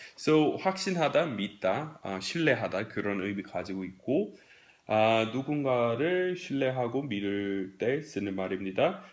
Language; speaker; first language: Korean; non-native, fluent; English